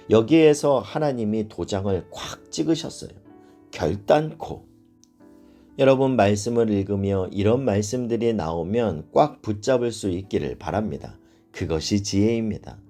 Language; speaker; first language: Korean; native; Korean